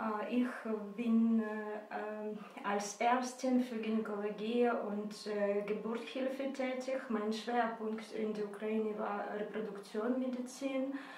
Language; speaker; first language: German; non-native, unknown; Russian